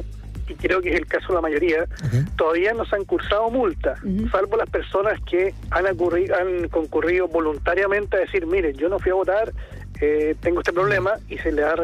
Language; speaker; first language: Spanish; native; Spanish